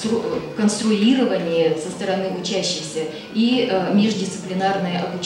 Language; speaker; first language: Russian; native; Russian